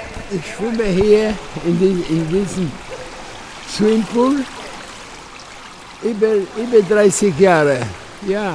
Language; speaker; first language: German; non-native, fluent; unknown